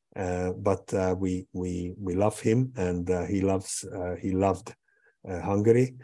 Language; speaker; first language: English; non-native, fluent; Hungarian